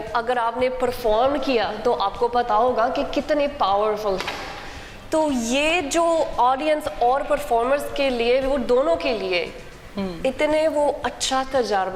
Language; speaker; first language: Hindi; non-native, learner; English